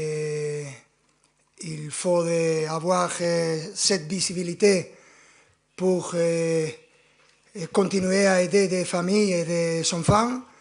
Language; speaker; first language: French; non-native, fluent; Spanish